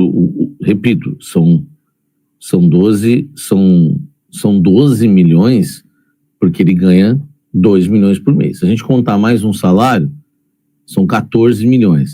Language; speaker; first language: Portuguese; native; Portuguese